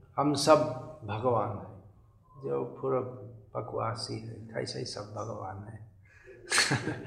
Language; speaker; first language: Hindi; non-native, fluent; English